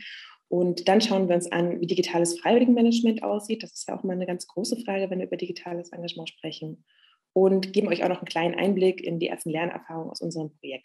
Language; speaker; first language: German; native; German